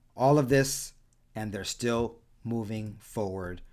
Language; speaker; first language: English; early bilingual, other home language; Spanish